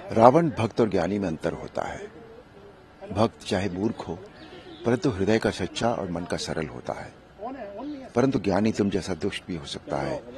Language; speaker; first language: Hindi; native; Hindi